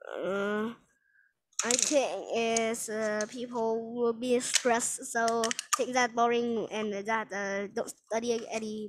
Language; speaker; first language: English; non-native, learner; Vietnamese